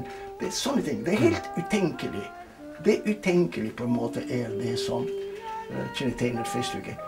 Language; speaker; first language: Norwegian; non-native, fluent; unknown